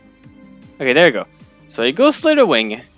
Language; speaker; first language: English; non-native, fluent; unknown